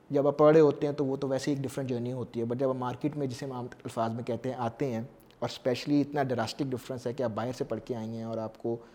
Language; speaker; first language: Urdu; native; Urdu